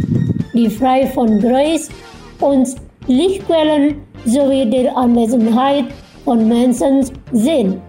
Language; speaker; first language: German; non-native, fluent; Indonesian